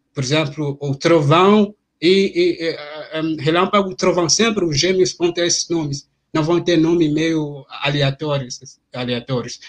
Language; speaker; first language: Portuguese; non-native, fluent; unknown